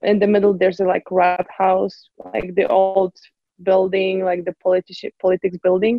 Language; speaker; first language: English; non-native, fluent; Polish